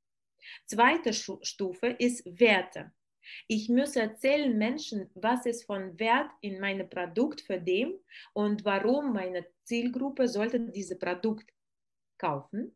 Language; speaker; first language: German; non-native, learner; Russian